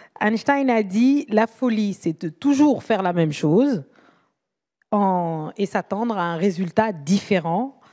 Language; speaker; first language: French; native; French